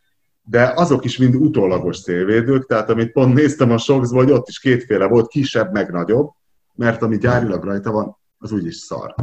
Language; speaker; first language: Hungarian; native; Hungarian